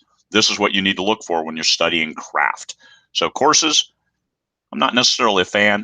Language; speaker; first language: English; native; English